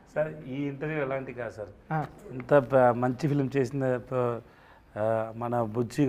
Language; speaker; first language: Telugu; non-native, learner; Tamil